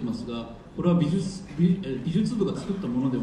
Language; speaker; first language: Japanese; non-native, fluent; Chinese